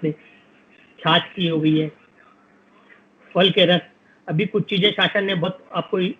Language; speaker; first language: Hindi; native; Hindi